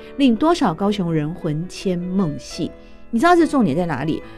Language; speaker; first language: Chinese; native; Chinese